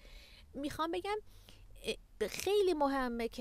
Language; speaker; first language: Persian; native; Persian